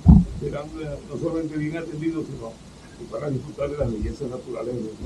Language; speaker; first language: Spanish; native; Spanish